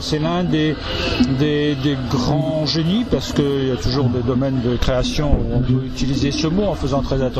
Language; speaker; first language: French; native; French